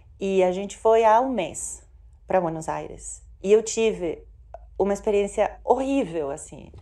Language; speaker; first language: Portuguese; non-native, fluent; Spanish